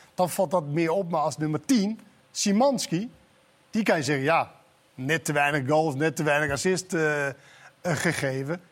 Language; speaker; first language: Dutch; non-native, fluent; Danish